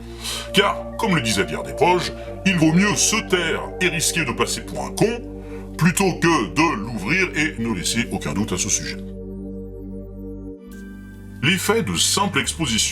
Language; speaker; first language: French; native; French